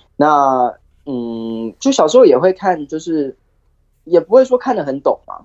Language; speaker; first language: Chinese; early bilingual, heritage; Chinese